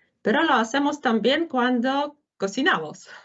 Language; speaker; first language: Spanish; non-native, fluent; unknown